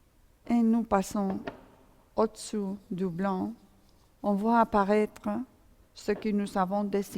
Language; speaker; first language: French; non-native, fluent; Spanish